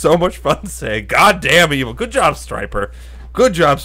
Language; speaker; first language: English; native; English